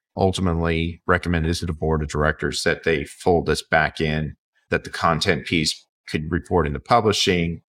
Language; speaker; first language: English; native; English